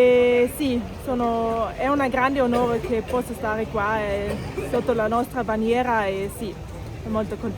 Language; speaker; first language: Italian; non-native, local second language; German